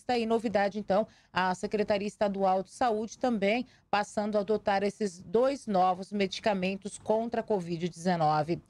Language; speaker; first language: Portuguese; native; Portuguese